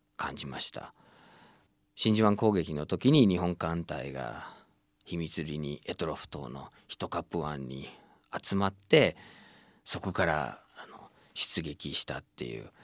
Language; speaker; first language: Japanese; non-native, fluent; English